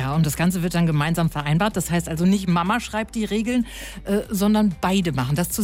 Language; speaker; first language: German; native; German